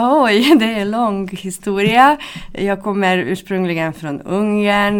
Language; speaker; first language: Swedish; non-native, fluent; Hungarian